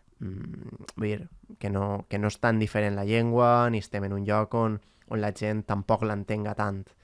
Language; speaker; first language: Catalan; native; Catalan